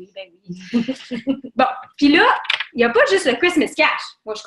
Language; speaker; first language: French; native; French